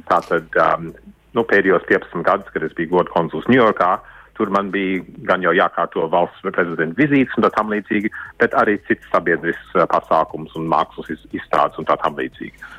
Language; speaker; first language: Latvian; early bilingual, heritage; Latvian